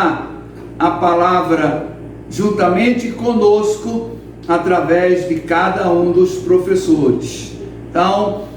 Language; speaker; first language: Portuguese; native; Portuguese